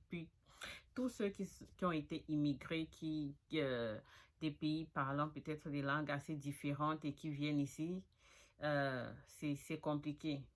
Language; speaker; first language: French; non-native, local second language; Fula